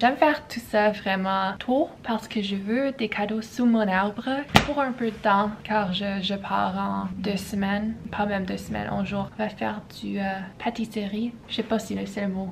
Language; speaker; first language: French; early bilingual, heritage; English